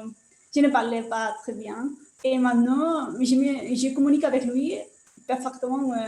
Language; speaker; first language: French; non-native, learner; Spanish